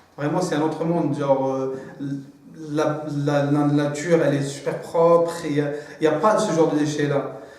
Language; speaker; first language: French; non-native, local second language; Arabic